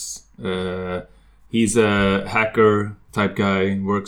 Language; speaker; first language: English; non-native, fluent; Swedish